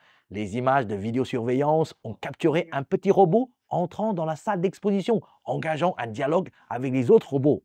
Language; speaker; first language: French; native; French